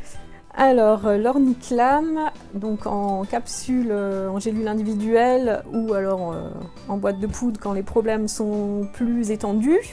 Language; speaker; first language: French; native; French